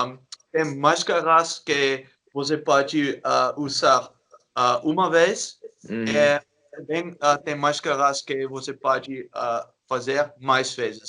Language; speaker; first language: Portuguese; non-native, learner; Dutch